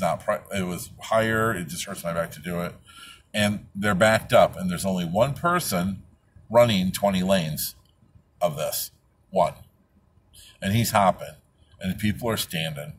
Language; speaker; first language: English; native; English